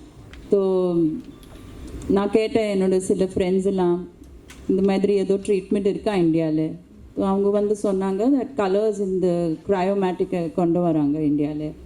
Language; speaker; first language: Tamil; non-native, local second language; Hindi